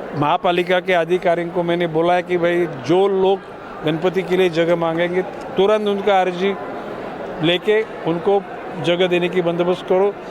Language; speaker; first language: Hindi; non-native, local second language; Marathi